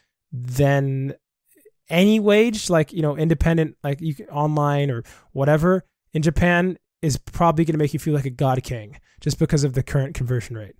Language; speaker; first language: English; native; English